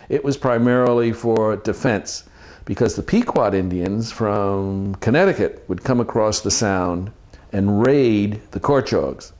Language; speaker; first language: English; native; English